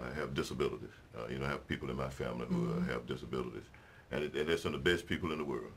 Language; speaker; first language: English; native; English